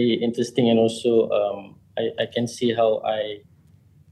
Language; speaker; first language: English; non-native, local second language; Malay